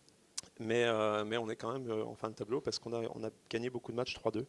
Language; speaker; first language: French; native; French